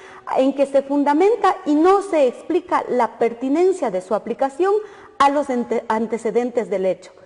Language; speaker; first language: Spanish; native; Spanish